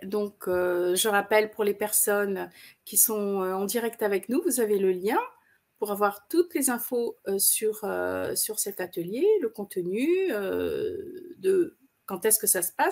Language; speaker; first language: French; native; French